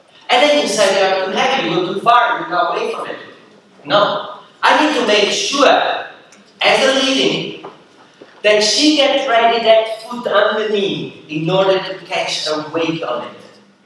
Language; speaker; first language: English; non-native, fluent; Italian